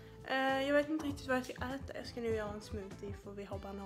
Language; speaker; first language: Swedish; native; Swedish